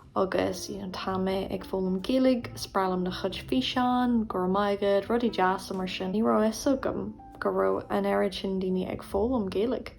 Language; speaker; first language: Irish; non-native, local second language; English